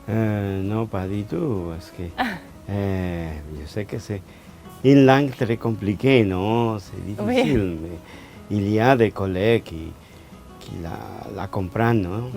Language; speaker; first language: French; non-native, fluent; Spanish